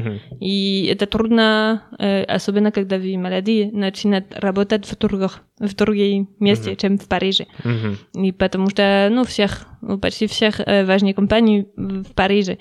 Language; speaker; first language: Russian; non-native, learner; French